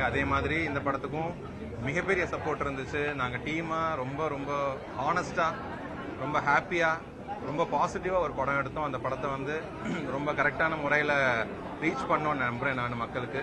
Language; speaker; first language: Tamil; native; Tamil